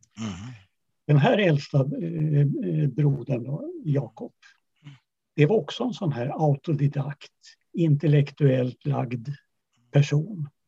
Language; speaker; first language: Swedish; early bilingual, other home language; Yiddish